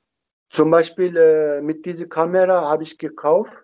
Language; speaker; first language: German; non-native, learner; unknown